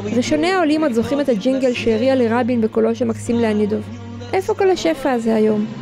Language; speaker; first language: Hebrew; early bilingual, other home language; Russian